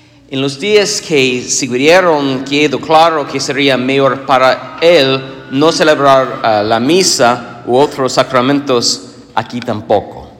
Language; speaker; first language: Spanish; non-native, fluent; English